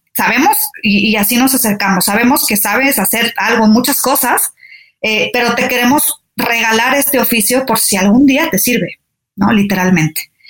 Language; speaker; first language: Spanish; native; Spanish